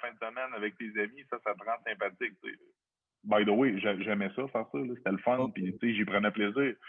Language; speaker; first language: French; native; French